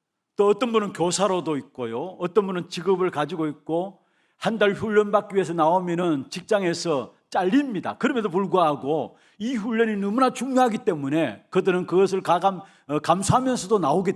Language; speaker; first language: Korean; native; Korean